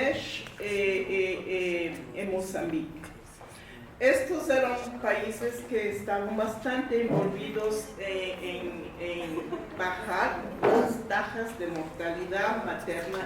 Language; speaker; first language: Spanish; non-native, fluent; English